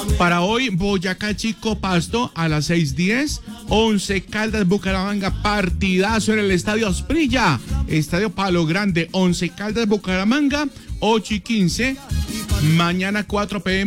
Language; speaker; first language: Spanish; native; Spanish